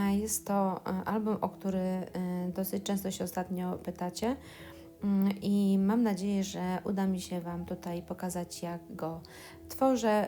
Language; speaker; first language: Polish; native; Polish